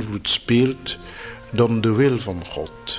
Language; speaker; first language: Dutch; non-native, fluent; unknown